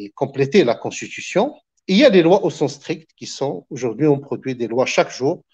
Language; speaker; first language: French; non-native, local second language; Arabic